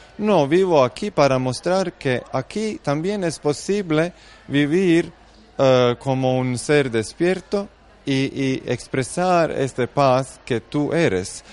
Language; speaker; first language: Spanish; non-native, fluent; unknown